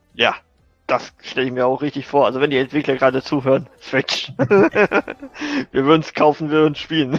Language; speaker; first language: German; native; German